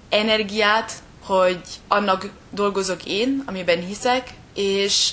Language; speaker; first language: Hungarian; early bilingual, heritage; German